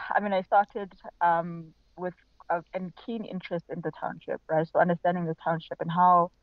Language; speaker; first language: English; non-native, local second language; Xhosa